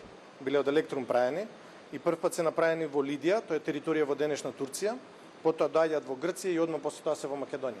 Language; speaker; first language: Macedonian; native; Macedonian